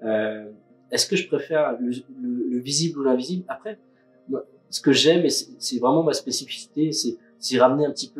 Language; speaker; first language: French; native; French